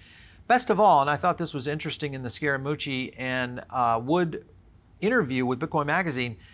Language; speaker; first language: English; native; English